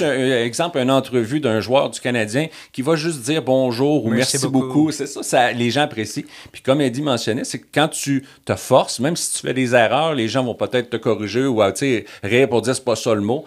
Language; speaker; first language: French; native; French